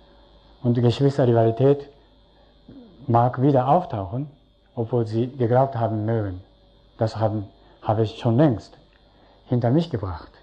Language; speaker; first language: German; non-native, fluent; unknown